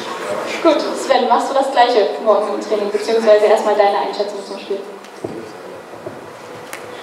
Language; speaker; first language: German; native; German